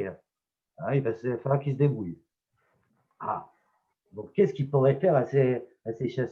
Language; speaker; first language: French; native; French